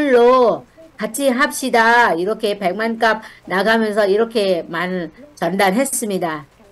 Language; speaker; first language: Korean; non-native, learner; Thai